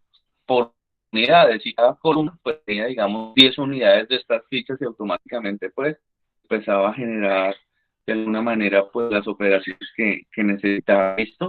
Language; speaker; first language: Spanish; native; Spanish